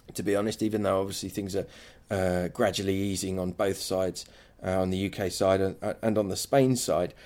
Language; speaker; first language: English; native; English